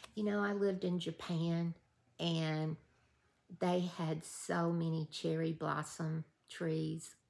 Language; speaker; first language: English; native; English